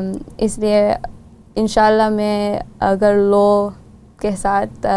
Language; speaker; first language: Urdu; non-native, learner; Gujarati